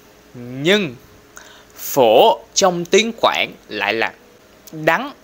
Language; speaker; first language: Vietnamese; non-native, local second language; Cantonese